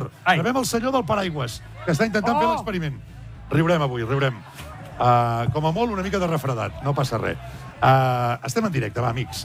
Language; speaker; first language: Catalan; native; Catalan